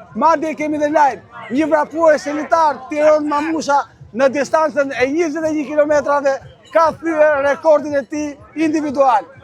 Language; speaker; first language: Albanian; native; Albanian